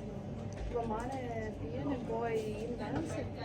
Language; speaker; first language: Danish; non-native, learner; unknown